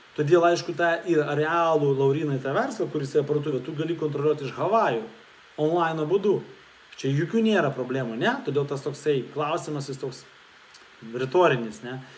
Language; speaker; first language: Lithuanian; non-native, local second language; Russian